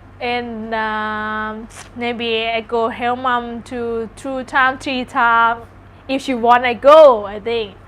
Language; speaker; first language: English; non-native, learner; Thai